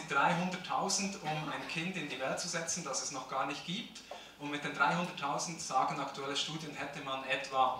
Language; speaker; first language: German; native; German